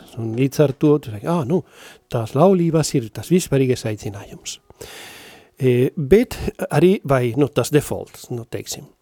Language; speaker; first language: Latvian; non-native, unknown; Spanish